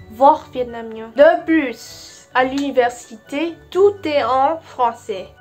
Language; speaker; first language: French; non-native, fluent; Vietnamese